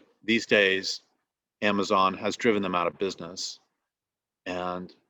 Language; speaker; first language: English; native; English